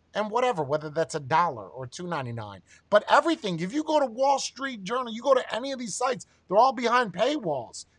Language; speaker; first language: English; native; English